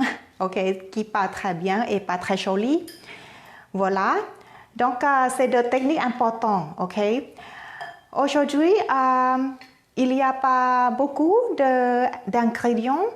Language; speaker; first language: French; non-native, fluent; Thai